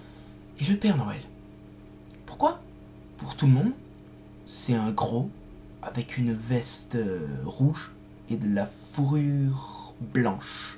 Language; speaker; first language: French; native; French